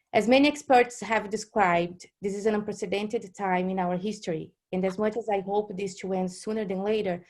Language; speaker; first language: English; non-native, fluent; Portuguese